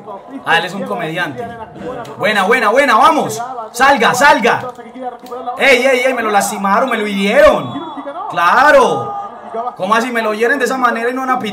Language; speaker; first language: Spanish; native; Spanish